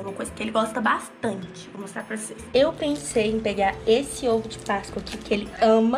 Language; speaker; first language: Portuguese; native; Portuguese